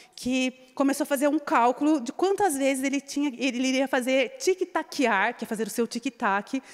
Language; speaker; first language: Portuguese; native; Portuguese